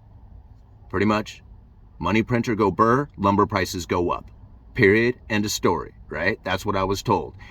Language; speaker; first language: English; native; English